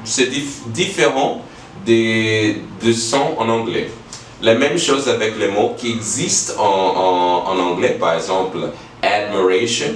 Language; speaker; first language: French; non-native, learner; English